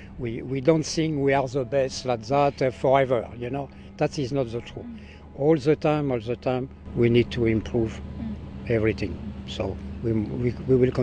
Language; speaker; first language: English; non-native, learner; French